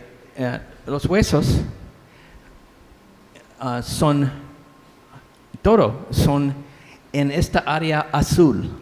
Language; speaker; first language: Spanish; non-native, learner; English